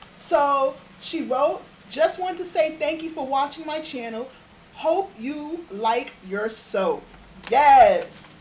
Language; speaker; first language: English; native; English